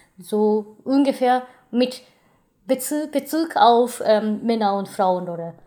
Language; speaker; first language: German; non-native, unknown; Japanese